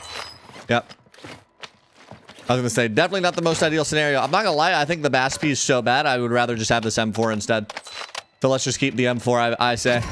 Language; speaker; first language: English; native; English